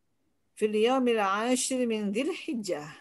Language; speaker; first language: Arabic; non-native, learner; Indonesian